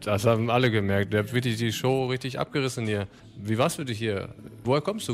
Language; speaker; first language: German; native; German